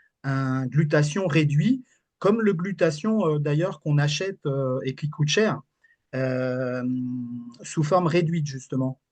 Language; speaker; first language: French; native; French